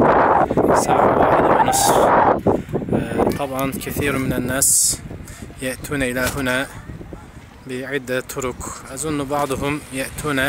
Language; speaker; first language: Arabic; non-native, fluent; Turkish